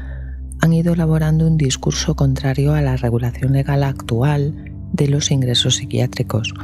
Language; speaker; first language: Spanish; native; Spanish